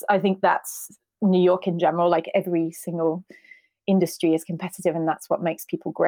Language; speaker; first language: English; native; English